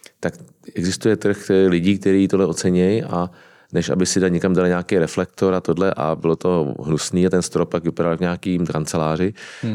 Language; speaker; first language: Czech; native; Czech